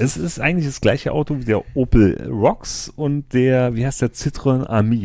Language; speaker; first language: German; native; German